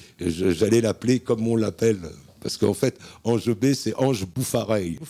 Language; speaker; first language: French; native; French